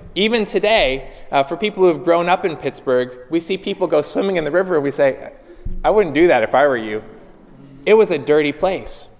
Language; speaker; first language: English; native; English